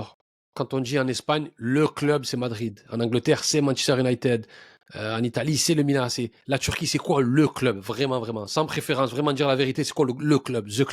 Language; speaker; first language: French; native; French